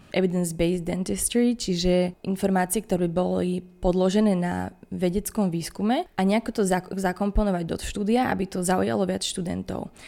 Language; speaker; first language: Slovak; native; Slovak